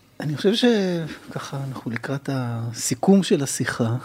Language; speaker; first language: Hebrew; native; Hebrew